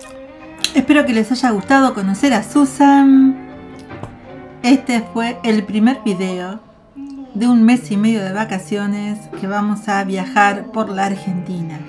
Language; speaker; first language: Spanish; native; Spanish